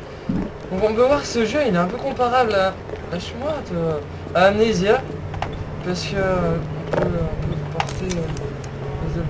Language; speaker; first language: French; native; French